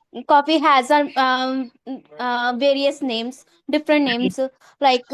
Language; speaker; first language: English; non-native, learner; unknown